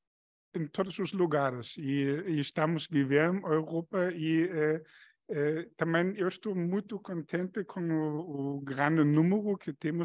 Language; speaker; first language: Portuguese; non-native, fluent; German